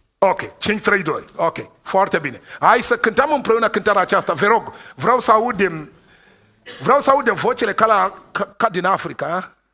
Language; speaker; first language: Romanian; non-native, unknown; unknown